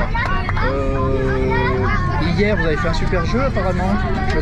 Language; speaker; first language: French; native; French